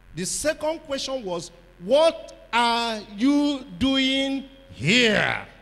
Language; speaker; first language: English; non-native, local second language; Igbo